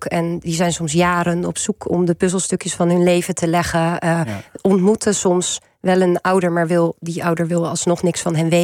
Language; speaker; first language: Dutch; native; Dutch